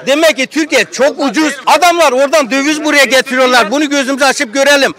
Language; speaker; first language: Turkish; native; Turkish